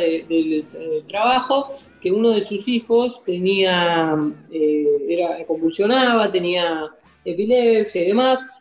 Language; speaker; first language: Spanish; native; Spanish